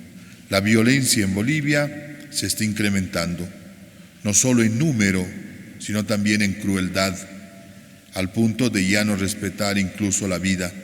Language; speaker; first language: Spanish; native; Spanish